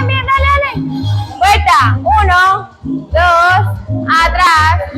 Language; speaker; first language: Spanish; native; Spanish